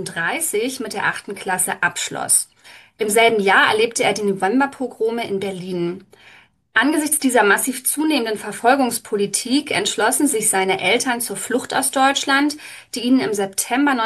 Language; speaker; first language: German; native; German